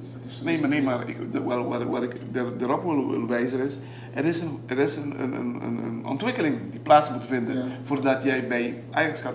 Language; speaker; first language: Dutch; non-native, local second language; Papiamento